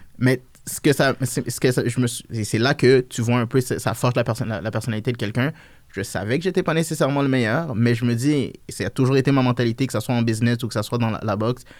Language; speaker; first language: French; early bilingual, other home language; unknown